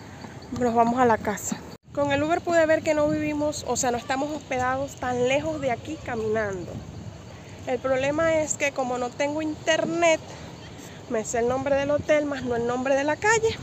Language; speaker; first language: Spanish; native; Spanish